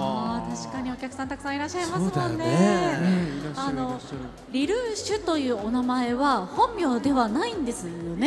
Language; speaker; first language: Japanese; native; Japanese